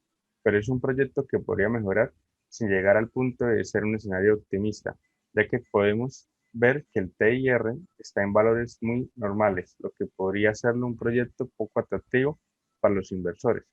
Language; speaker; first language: Spanish; native; Spanish